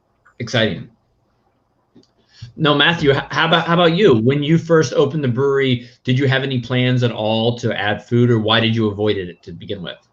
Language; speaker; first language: English; native; English